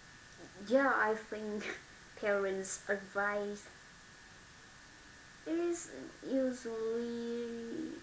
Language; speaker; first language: English; non-native, learner; Vietnamese